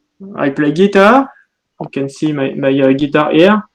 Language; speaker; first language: English; non-native, learner; French